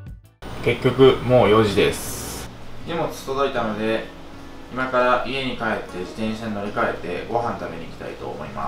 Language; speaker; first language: Japanese; native; Japanese